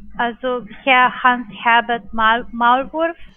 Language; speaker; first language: German; non-native, learner; Spanish